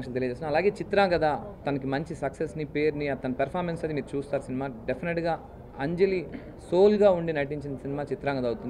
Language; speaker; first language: Telugu; native; Telugu